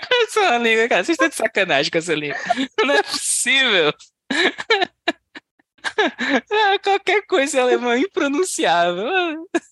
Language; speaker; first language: Portuguese; native; Portuguese